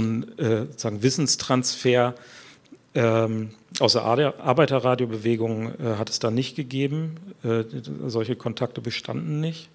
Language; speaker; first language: German; native; German